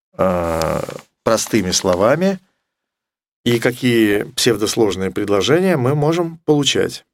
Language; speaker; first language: Russian; native; Russian